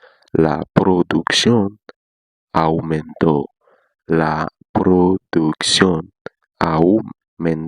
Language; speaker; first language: Spanish; non-native, learner; Haitian Creole